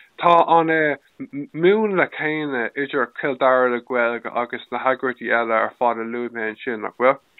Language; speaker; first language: Irish; non-native, local second language; English